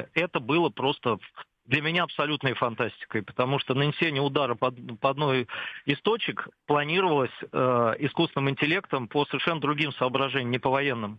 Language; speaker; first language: Russian; native; Russian